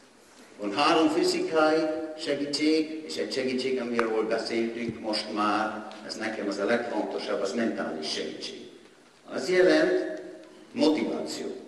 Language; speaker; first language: Hungarian; non-native, learner; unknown